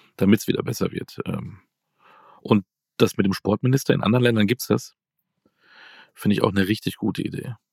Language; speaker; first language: German; native; German